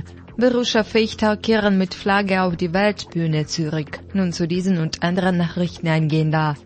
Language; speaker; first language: German; non-native, fluent; Russian